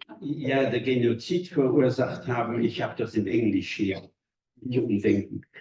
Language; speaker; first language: German; non-native, fluent; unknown